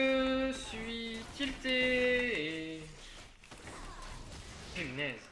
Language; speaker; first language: French; native; French